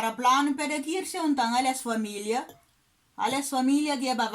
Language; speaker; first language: German; non-native, learner; Kabuverdianu